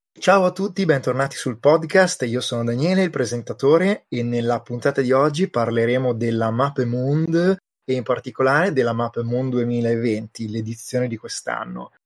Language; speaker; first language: Italian; native; Italian